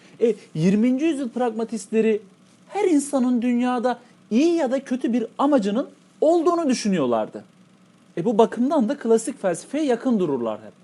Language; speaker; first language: Turkish; native; Turkish